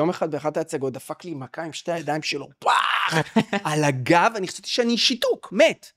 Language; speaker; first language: Hebrew; native; Hebrew